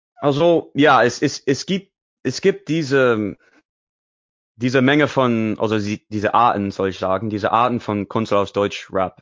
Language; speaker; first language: German; non-native, learner; English